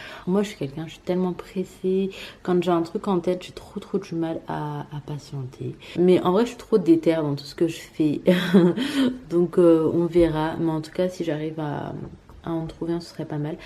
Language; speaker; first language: French; native; French